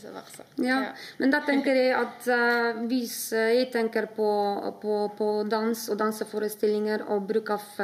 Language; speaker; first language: Norwegian; non-native, fluent; Polish